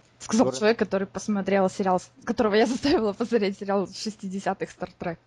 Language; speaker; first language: Russian; native; Russian